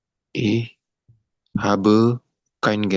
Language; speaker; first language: German; non-native, learner; Indonesian